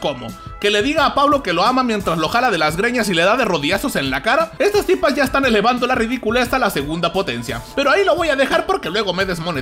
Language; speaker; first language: Spanish; native; Spanish